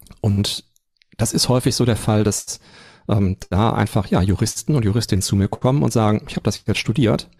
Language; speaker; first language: German; native; German